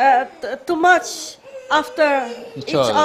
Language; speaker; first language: English; non-native, learner; Papiamento